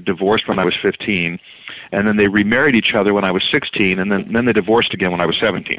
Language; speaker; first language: English; native; English